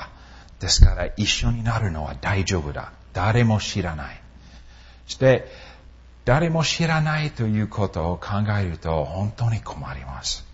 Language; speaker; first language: Japanese; non-native, fluent; English